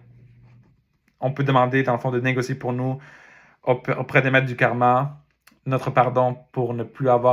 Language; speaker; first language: French; native; French